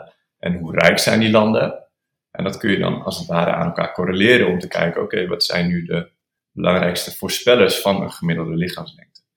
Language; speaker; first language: Dutch; native; Dutch